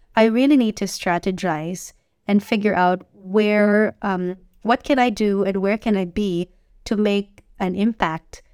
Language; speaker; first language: English; non-native, local second language; Filipino